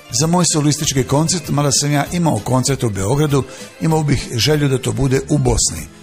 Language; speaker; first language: Bosnian; native; Bosnian